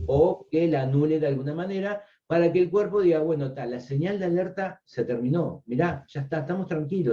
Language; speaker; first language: Spanish; native; Spanish